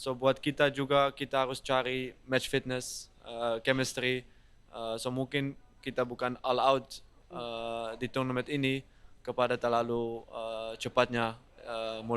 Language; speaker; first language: Indonesian; non-native, fluent; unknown